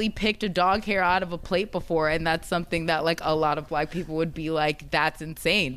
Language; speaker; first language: English; native; English